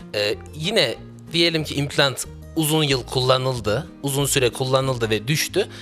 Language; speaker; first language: Turkish; native; Turkish